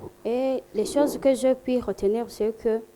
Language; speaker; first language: French; non-native, local second language; Rundi